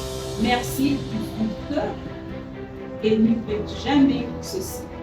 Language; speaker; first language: French; non-native, fluent; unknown